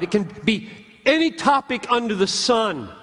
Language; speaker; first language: English; native; English